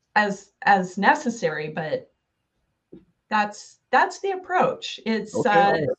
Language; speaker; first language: English; native; English